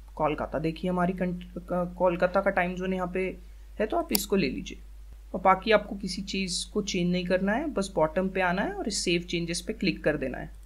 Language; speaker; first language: Hindi; native; Hindi